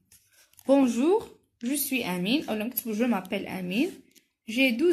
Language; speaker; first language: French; non-native, local second language; Arabic